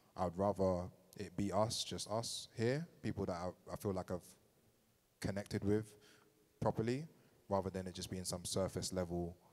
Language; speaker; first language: English; native; English